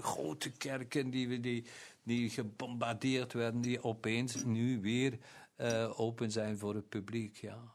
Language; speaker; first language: Dutch; non-native, local second language; German